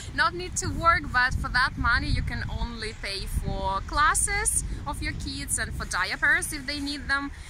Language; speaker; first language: English; non-native, fluent; Russian